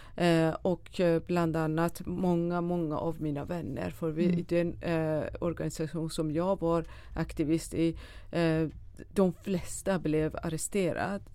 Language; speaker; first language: Swedish; non-native, fluent; Persian